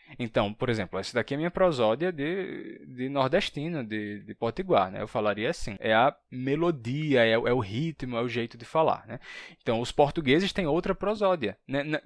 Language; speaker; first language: Portuguese; native; Portuguese